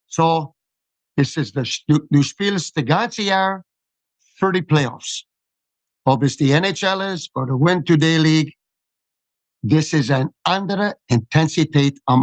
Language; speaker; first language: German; non-native, fluent; English